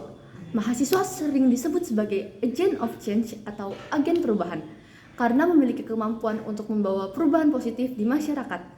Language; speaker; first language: Indonesian; native; Indonesian